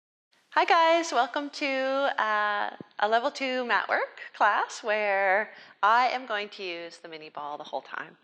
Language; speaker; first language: English; native; English